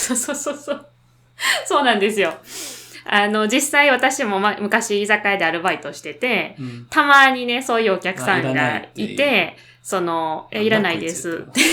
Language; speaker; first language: Japanese; native; Japanese